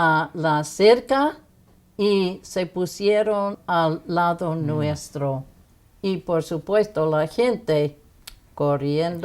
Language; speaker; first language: Spanish; non-native, fluent; English